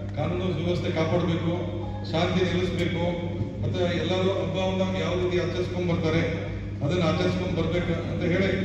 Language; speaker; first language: Kannada; native; Kannada